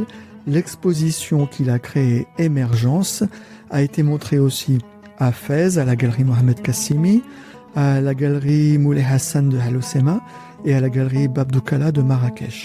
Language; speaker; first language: French; native; French